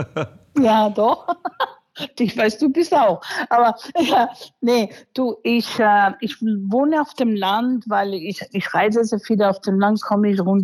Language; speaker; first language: German; non-native, fluent; English